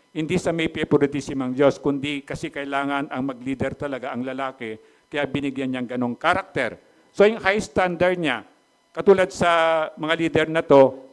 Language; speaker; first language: Filipino; native; Filipino